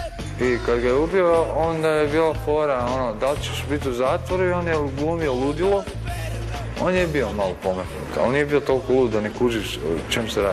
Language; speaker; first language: Croatian; native; Croatian